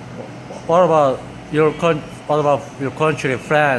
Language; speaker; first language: English; non-native, learner; Korean